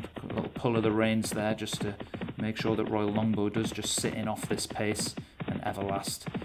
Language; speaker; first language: English; native; English